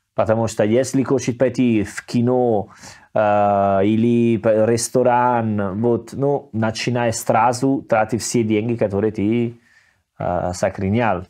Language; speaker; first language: Russian; non-native, learner; Italian